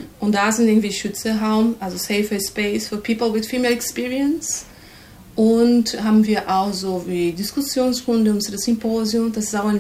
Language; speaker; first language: German; non-native, fluent; Portuguese